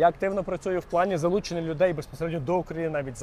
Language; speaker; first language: Ukrainian; native; Ukrainian